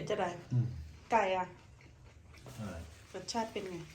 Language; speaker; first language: Thai; native; Thai